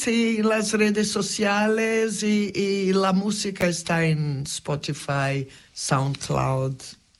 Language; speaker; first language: Spanish; non-native, fluent; Portuguese